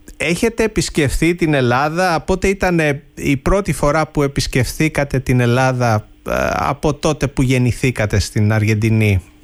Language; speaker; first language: Greek; native; Greek